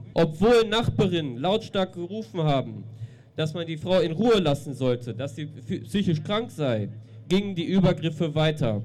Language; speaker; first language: German; native; German